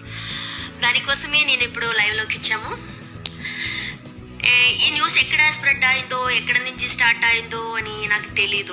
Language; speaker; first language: Telugu; non-native, learner; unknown